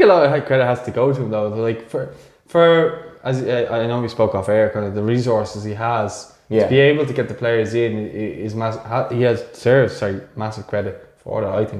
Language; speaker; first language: English; native; English